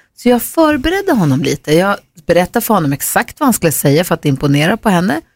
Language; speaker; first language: Swedish; native; Swedish